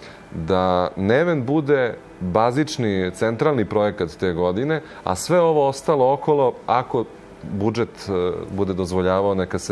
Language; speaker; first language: Croatian; native; Croatian